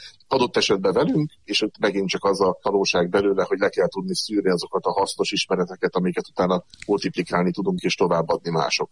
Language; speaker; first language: Hungarian; native; Hungarian